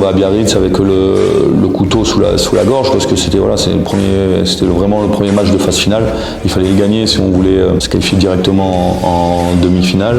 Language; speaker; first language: French; native; French